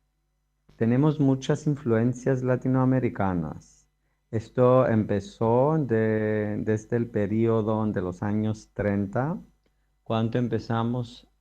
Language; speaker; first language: Spanish; non-native, fluent; Greek